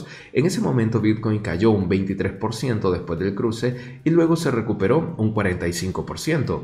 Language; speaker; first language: Spanish; native; Spanish